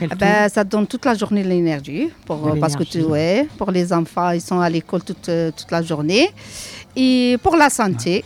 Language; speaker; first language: French; non-native, learner; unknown